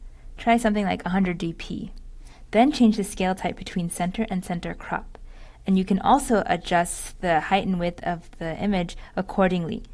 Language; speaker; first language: English; native; English